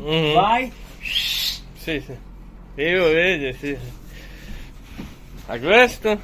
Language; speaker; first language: Italian; non-native, learner; Ukrainian